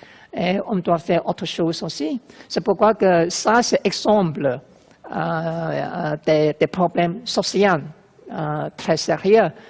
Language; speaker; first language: French; non-native, learner; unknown